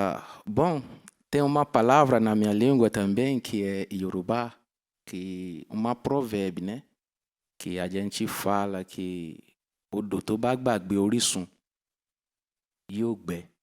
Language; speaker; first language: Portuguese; non-native, learner; Yoruba